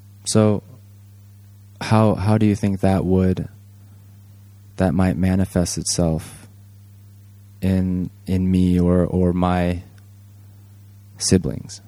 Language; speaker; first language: English; native; English